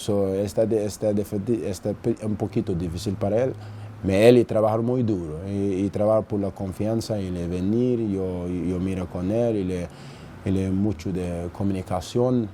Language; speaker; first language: Spanish; non-native, learner; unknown